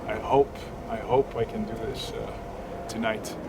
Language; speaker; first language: English; non-native, fluent; Dutch